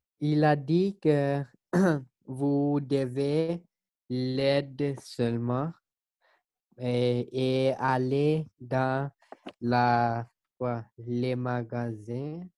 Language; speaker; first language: French; non-native, learner; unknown